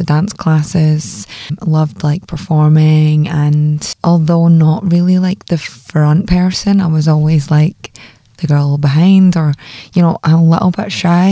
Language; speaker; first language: English; native; English